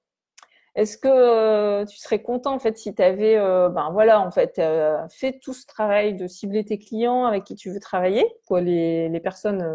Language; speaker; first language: French; native; French